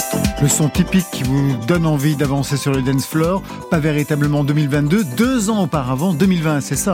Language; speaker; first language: French; native; French